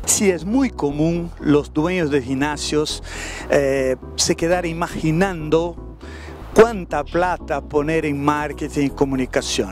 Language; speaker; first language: Spanish; non-native, fluent; Portuguese